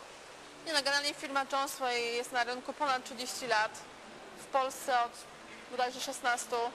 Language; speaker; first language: Polish; native; Polish